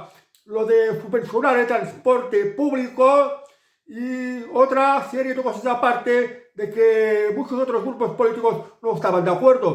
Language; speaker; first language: Spanish; native; Spanish